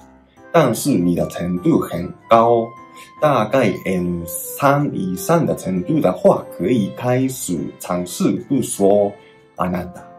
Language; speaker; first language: Chinese; non-native, fluent; Japanese